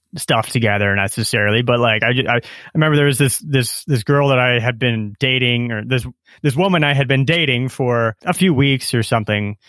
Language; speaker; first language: English; native; English